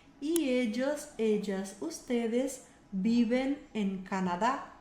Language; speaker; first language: Spanish; non-native, fluent; Portuguese